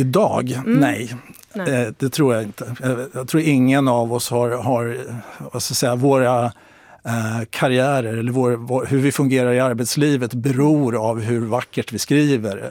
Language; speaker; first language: Swedish; native; Swedish